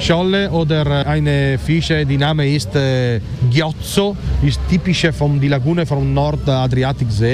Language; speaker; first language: German; non-native, learner; Italian